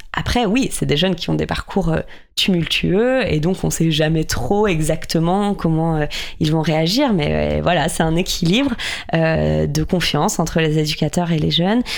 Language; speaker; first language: French; native; French